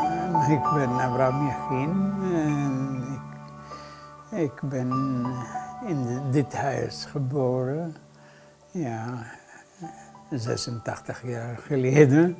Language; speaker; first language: Dutch; non-native, learner; Hebrew